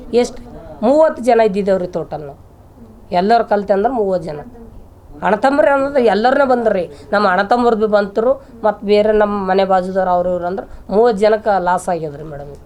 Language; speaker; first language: Kannada; native; Kannada